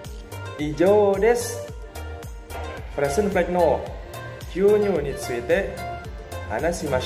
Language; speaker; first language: Japanese; non-native, learner; Indonesian